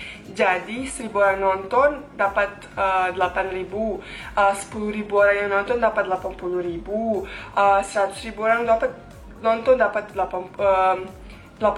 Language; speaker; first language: Indonesian; non-native, fluent; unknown